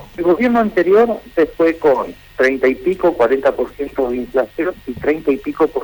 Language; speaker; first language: Spanish; native; Spanish